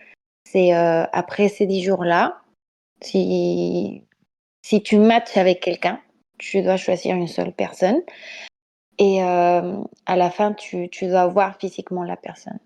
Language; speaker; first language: French; non-native, fluent; Spanish